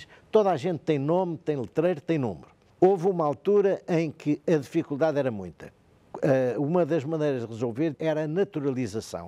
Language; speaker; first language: Portuguese; native; Portuguese